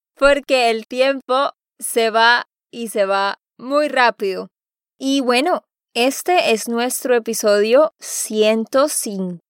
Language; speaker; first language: Spanish; native; Spanish